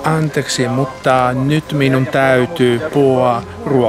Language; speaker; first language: Finnish; non-native, learner; Italian